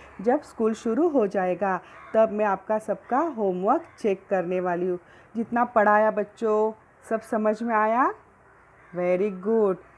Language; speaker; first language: Hindi; non-native, local second language; Marathi